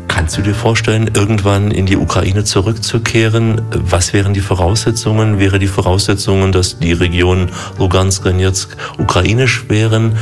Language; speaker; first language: German; native; German